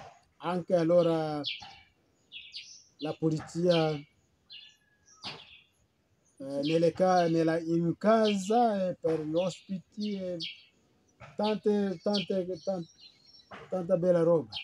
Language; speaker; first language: Italian; non-native, fluent; Kinyarwanda